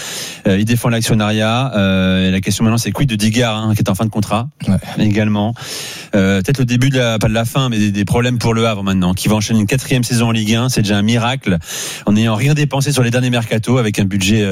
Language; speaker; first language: French; native; French